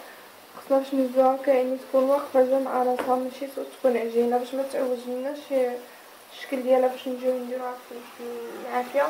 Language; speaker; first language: Arabic; native; Arabic